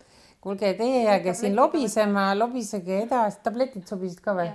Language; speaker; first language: Russian; non-native, learner; Estonian